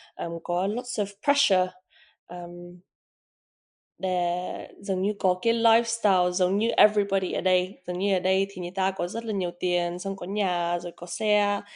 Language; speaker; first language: Vietnamese; early bilingual, heritage; Vietnamese